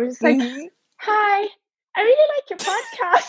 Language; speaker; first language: English; non-native, local second language; Shona